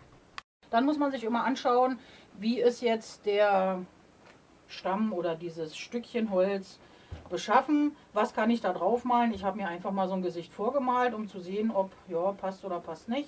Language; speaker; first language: German; native; German